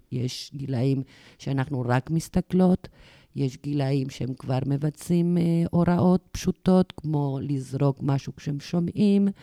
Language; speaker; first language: Hebrew; non-native, fluent; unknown